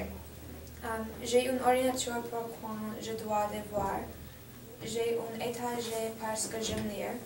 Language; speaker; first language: French; non-native, learner; English